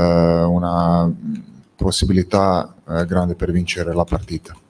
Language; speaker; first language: Italian; non-native, fluent; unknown